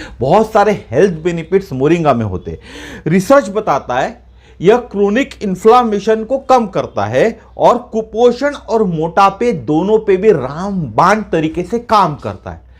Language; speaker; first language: Hindi; non-native, local second language; Marathi